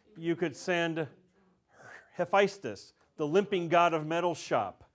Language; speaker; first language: English; native; English